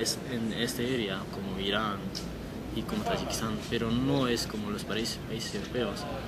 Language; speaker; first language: Spanish; non-native, learner; Persian